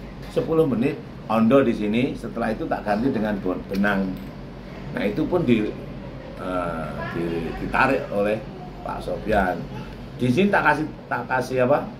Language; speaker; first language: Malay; non-native, local second language; Javanese